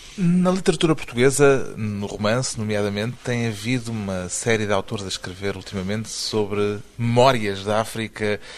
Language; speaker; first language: Portuguese; native; Portuguese